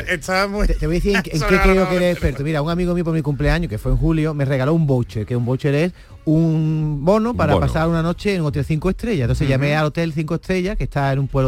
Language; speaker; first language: Spanish; native; Spanish